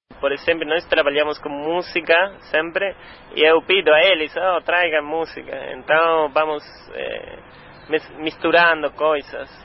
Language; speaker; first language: Portuguese; non-native, learner; Spanish